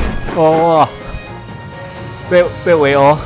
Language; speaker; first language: Chinese; native; Chinese